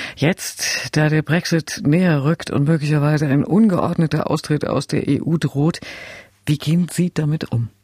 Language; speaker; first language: German; native; German